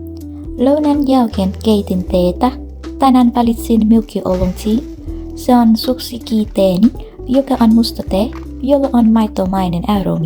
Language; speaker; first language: Finnish; non-native, learner; Vietnamese